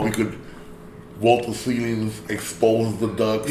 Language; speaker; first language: English; early bilingual, other home language; Spanish